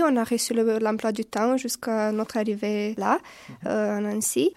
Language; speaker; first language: French; non-native, fluent; Romanian